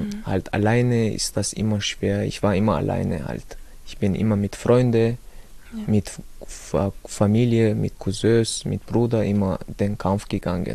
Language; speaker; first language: German; early bilingual, other home language; Chechen